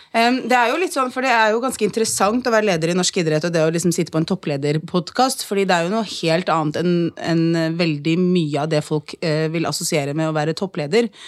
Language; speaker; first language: Norwegian; early bilingual, other home language; Arabic